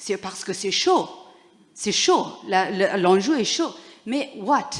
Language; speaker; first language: French; non-native, learner; Persian